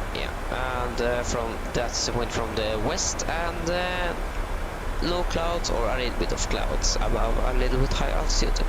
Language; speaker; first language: English; non-native, fluent; Norwegian